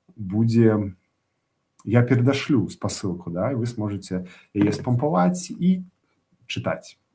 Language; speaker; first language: Belarusian; non-native, local second language; Russian